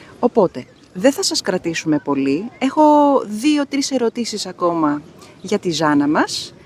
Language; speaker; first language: Greek; native; Greek